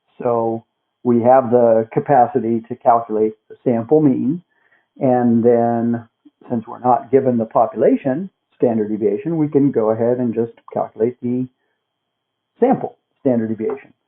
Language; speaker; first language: English; native; English